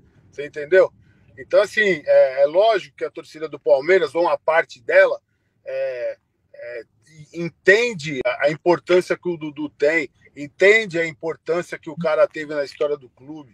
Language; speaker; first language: Portuguese; native; Portuguese